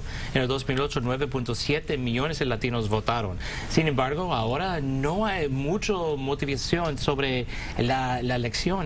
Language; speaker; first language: Spanish; early bilingual, heritage; English